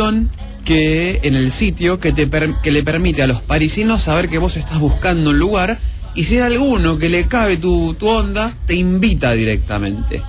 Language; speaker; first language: Spanish; native; Spanish